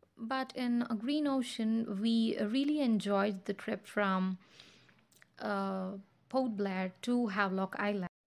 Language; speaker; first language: English; non-native, local second language; Kannada